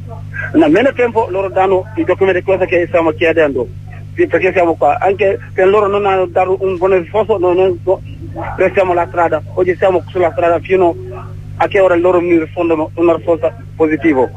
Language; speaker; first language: Italian; non-native, learner; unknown